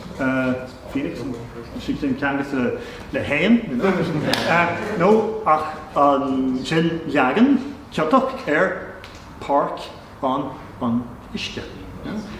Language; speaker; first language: Irish; non-native, local second language; English